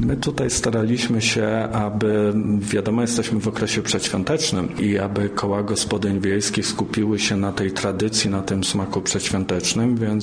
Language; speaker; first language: Polish; native; Polish